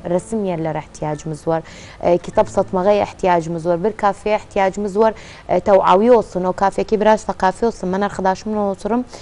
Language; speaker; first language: Turkish; early bilingual, heritage; Turkmen